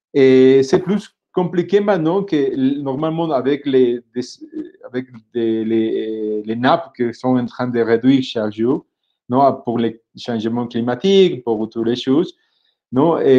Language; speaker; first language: French; non-native, fluent; Spanish